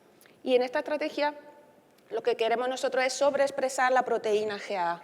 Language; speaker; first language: Spanish; native; Spanish